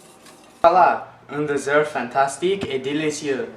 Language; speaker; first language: French; non-native, learner; English